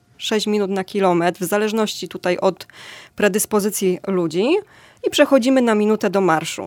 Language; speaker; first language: Polish; native; Polish